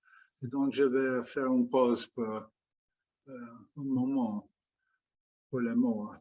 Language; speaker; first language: French; non-native, fluent; English